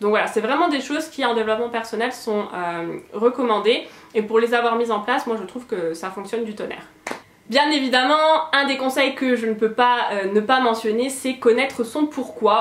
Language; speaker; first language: French; native; French